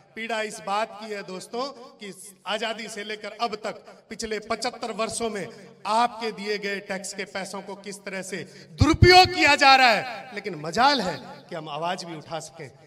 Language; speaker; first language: Hindi; non-native, local second language; Marwari